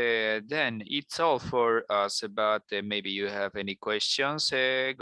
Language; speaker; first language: English; non-native, learner; Spanish